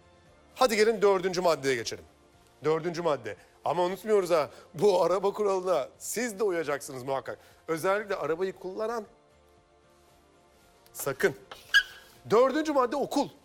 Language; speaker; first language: Turkish; native; Turkish